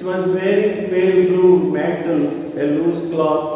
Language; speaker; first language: English; non-native, local second language; Kannada